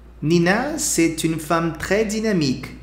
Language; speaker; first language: French; non-native, fluent; Portuguese